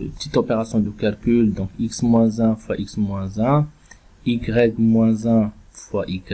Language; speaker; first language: French; non-native, local second language; Arabic